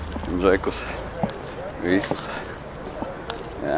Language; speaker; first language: Latvian; native; Latvian